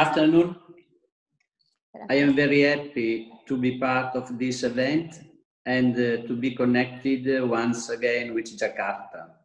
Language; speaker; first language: English; non-native, fluent; Italian